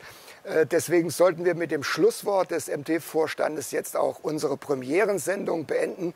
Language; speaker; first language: German; native; German